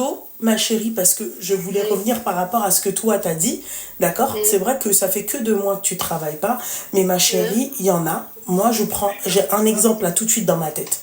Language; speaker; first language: French; native; French